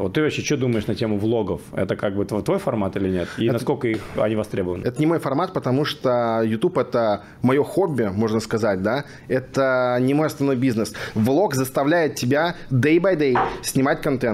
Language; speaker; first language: Russian; native; Russian